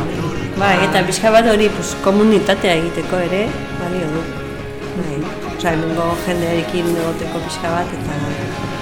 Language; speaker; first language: Basque; non-native, learner; Spanish